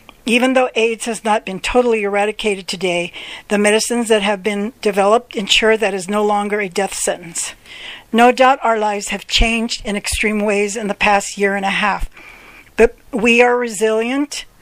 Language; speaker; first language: English; early bilingual, other home language; Spanish